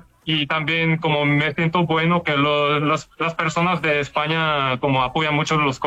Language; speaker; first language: Spanish; non-native, fluent; Korean